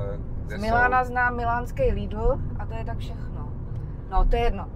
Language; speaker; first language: Czech; native; Czech